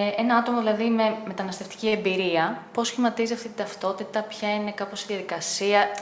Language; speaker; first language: Greek; native; Greek